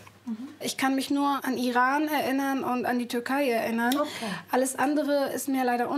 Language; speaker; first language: German; non-native, fluent; Persian